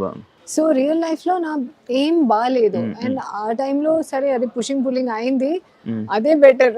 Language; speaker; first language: Telugu; non-native, learner; Hindi